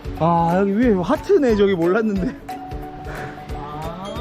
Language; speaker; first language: Korean; native; Korean